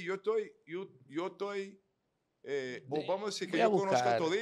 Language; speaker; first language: Spanish; native; Spanish